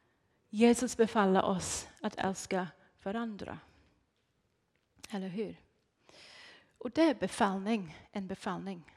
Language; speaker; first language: Swedish; non-native, fluent; English